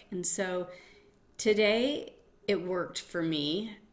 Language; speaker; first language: English; native; English